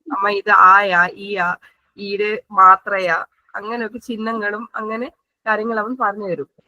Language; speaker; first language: Malayalam; non-native, local second language; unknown